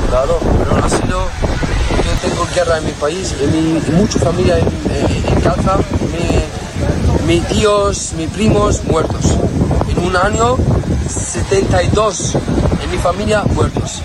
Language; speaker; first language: Spanish; non-native, learner; Arabic